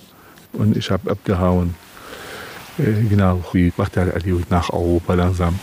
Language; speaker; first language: German; non-native, learner; Kurdish